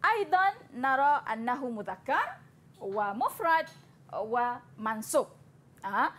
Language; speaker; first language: Arabic; non-native, fluent; Malay